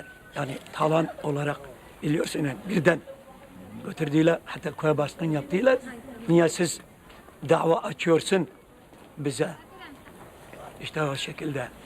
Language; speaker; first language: Turkish; non-native, local second language; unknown